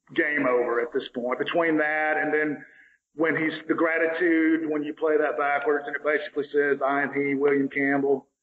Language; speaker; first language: English; native; English